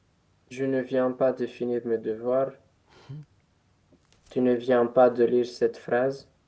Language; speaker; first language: French; non-native, learner; Romanian